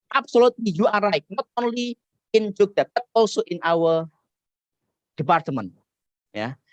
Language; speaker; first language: English; non-native, learner; Indonesian